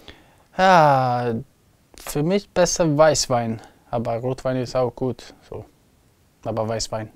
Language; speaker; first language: German; non-native, learner; Italian